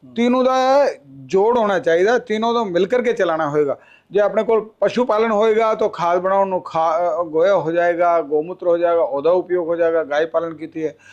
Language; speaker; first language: Hindi; non-native, local second language; Punjabi